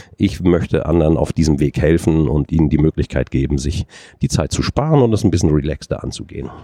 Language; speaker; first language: German; native; German